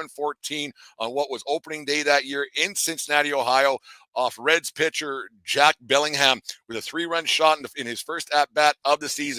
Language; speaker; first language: English; native; English